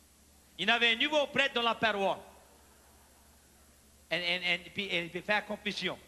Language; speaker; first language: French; native; French